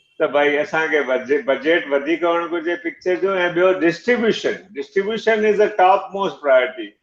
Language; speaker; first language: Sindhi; early bilingual, heritage; Sindhi